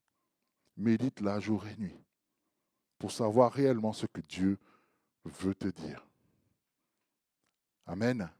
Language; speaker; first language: French; native; French